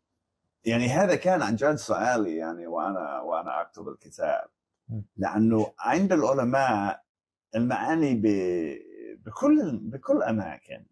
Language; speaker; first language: Arabic; non-native, fluent; English